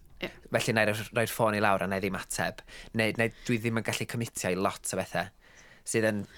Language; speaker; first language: Welsh; native; Welsh